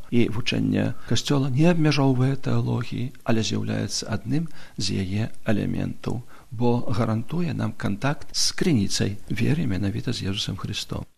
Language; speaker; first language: Belarusian; non-native, local second language; Polish